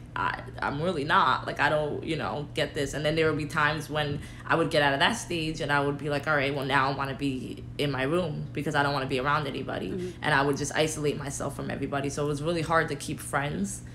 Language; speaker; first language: English; native; English